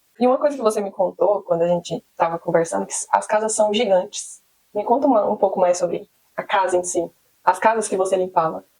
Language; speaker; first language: Portuguese; native; Portuguese